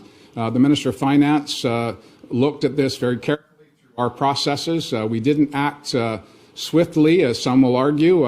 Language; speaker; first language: English; native; English